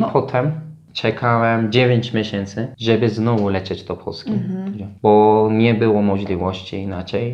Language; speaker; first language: Polish; non-native, learner; Turkish